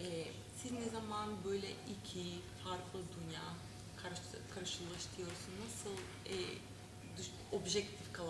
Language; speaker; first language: Turkish; non-native, learner; Macedonian